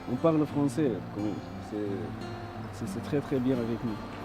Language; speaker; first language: French; non-native, learner; Arabic